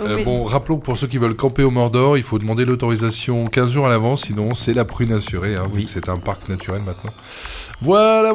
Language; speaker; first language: French; native; French